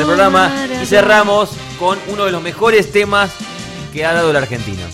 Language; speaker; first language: Spanish; native; Spanish